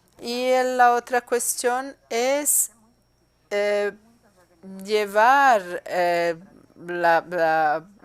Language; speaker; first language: Spanish; non-native, fluent; Portuguese